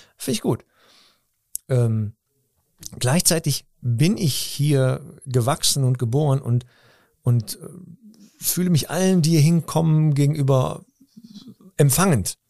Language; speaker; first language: German; early bilingual, other home language; Turkish